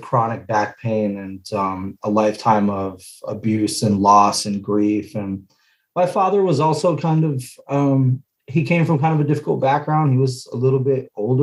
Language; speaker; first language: English; native; English